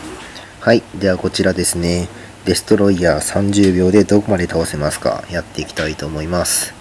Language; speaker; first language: Japanese; native; Japanese